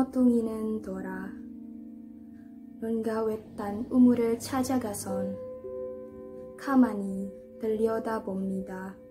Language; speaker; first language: Korean; non-native, learner; Indonesian